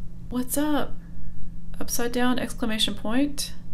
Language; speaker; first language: English; native; English